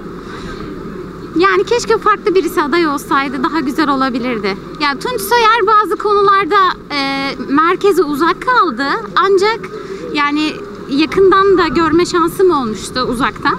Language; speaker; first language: Turkish; native; Turkish